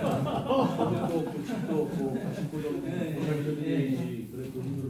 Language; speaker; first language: Korean; native; Korean